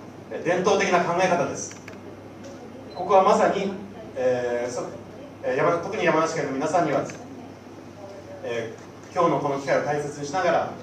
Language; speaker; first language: Japanese; native; Japanese